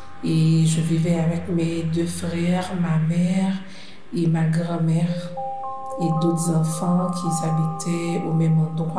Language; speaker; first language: French; non-native, local second language; Haitian Creole